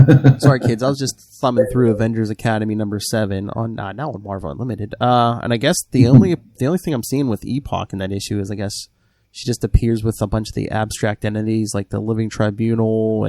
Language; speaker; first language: English; native; English